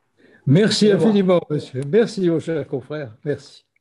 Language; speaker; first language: French; native; French